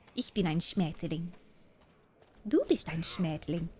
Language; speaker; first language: German; non-native, learner; English